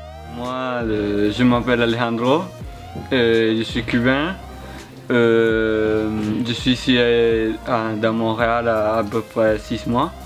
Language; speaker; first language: French; non-native, learner; Spanish